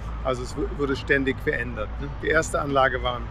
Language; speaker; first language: German; native; German